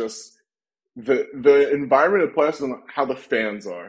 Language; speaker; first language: English; native; English